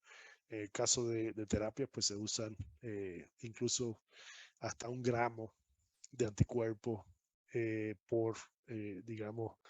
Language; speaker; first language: Spanish; native; Spanish